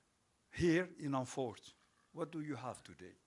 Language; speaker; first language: English; non-native, local second language; French